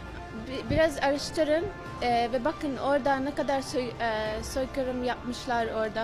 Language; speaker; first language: Turkish; non-native, fluent; Arabic